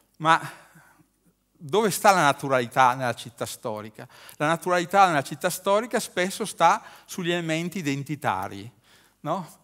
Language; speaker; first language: Italian; native; Italian